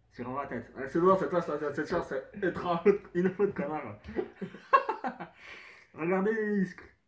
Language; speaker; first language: French; native; French